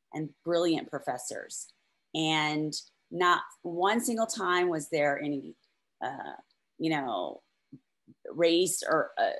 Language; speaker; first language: English; native; English